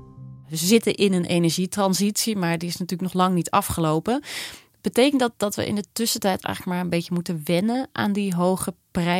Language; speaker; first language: Dutch; native; Dutch